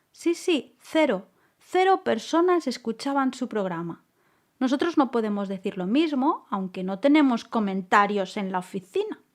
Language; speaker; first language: Spanish; native; Spanish